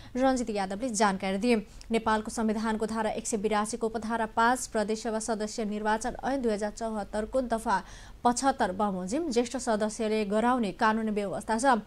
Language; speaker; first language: Nepali; non-native, local second language; Maithili